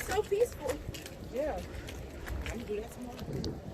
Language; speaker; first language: English; native; English